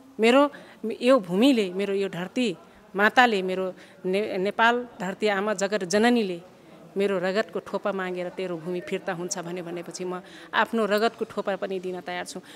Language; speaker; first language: Nepali; non-native, local second language; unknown